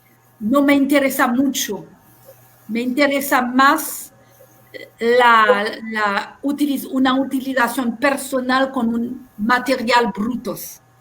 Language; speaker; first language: Spanish; non-native, fluent; French